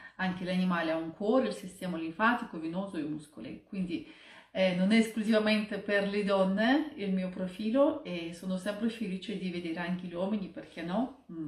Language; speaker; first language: Italian; non-native, fluent; Russian